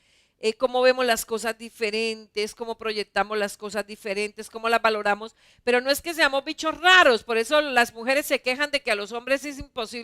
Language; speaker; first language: Spanish; native; Spanish